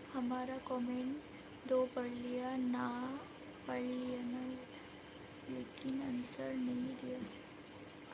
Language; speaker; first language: Hindi; non-native, local second language; Bangla